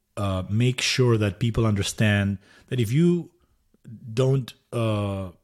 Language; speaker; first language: English; non-native, fluent; Spanish